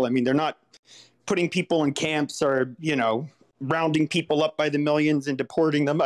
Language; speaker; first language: English; native; English